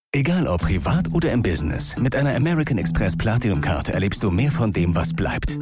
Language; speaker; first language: German; native; German